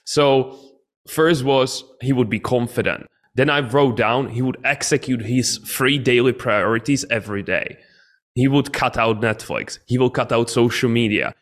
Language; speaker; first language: English; non-native, fluent; Czech